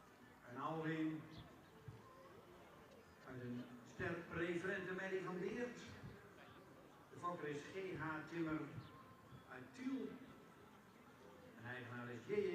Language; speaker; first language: Dutch; native; Dutch